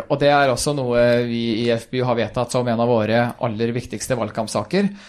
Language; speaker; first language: Norwegian; early bilingual, other home language; Swedish